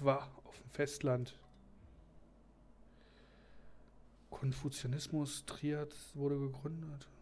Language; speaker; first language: German; native; German